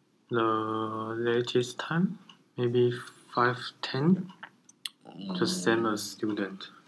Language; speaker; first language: English; non-native, learner; Chinese